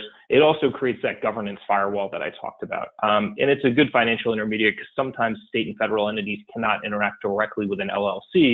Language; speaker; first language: English; native; English